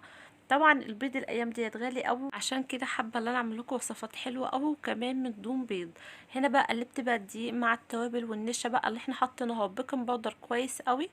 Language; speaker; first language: Arabic; native; Arabic